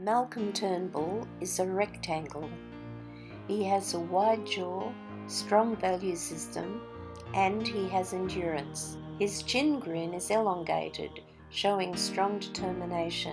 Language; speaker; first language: English; native; English